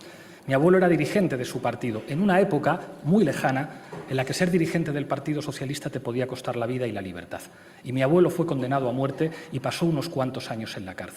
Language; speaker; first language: Spanish; native; Spanish